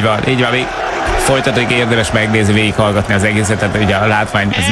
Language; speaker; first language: Hungarian; native; Hungarian